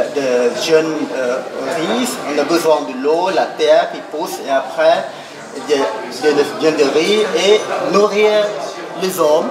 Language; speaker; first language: French; non-native, learner; Khmer